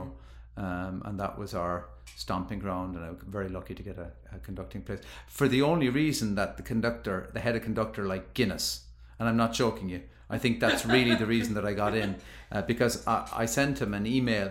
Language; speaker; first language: English; native; English